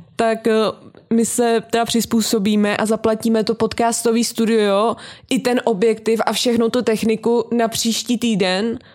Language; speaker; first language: Czech; native; Czech